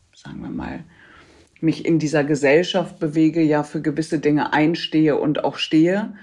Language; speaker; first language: German; native; German